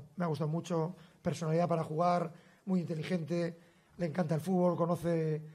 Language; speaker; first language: Spanish; native; Spanish